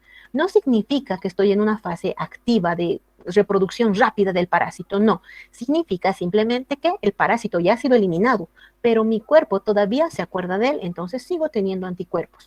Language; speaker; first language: Spanish; native; Spanish